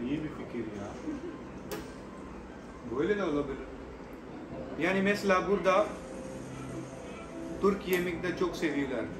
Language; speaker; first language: Turkish; non-native, learner; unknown